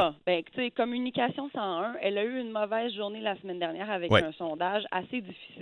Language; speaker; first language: French; native; French